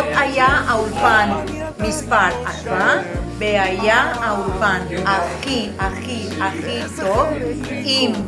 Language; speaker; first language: Hebrew; non-native, learner; Spanish